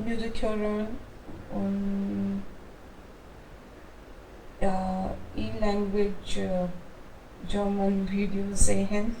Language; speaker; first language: German; non-native, learner; Hindi